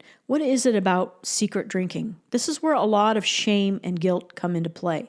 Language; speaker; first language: English; native; English